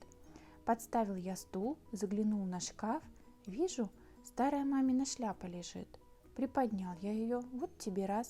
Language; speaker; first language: Russian; native; Russian